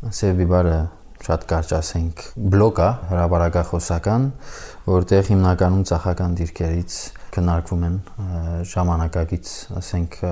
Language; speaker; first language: Armenian; native; Armenian